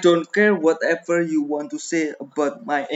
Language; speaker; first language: English; non-native, learner; Indonesian